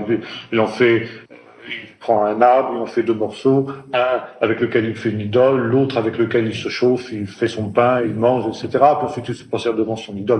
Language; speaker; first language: French; native; French